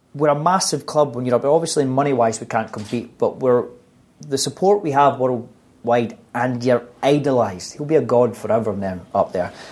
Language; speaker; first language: English; native; English